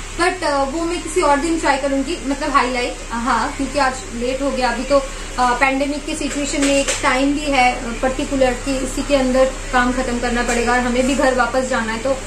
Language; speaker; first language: Hindi; non-native, local second language; Bangla